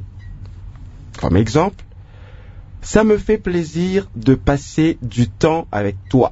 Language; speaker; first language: French; non-native, local second language; Lingala